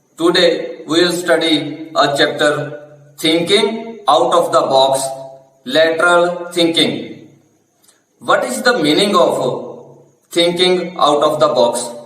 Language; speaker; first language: English; non-native, local second language; Punjabi